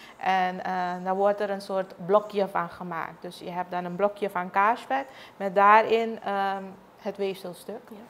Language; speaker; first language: Dutch; native; Dutch